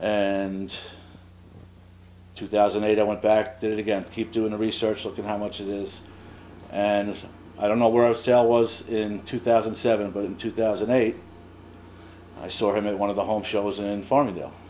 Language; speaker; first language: English; native; English